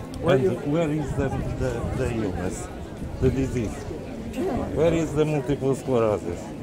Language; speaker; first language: English; non-native, learner; Portuguese